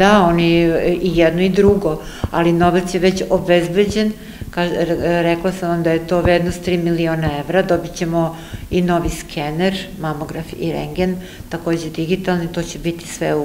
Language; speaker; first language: Serbian; native; Serbian